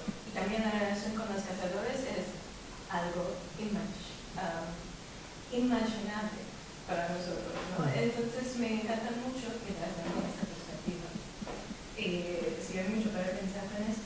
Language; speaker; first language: Spanish; non-native, fluent; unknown